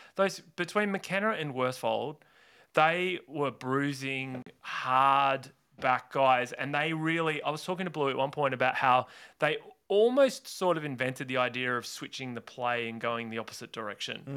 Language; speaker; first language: English; native; English